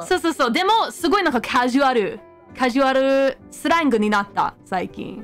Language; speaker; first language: Japanese; non-native, fluent; English